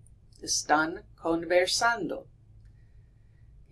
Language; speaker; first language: Spanish; non-native, fluent; English